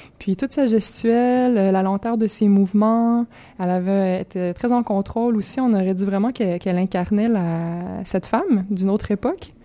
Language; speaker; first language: French; native; French